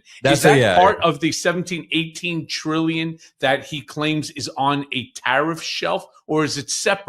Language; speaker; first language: English; native; English